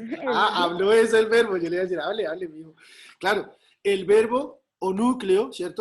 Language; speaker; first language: Spanish; native; Spanish